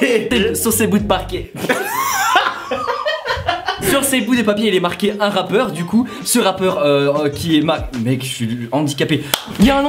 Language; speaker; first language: French; native; French